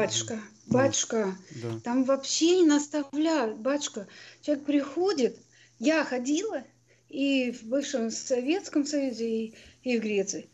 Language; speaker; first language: Russian; native; Russian